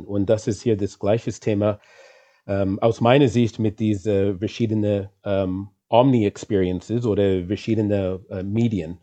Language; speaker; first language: German; non-native, fluent; English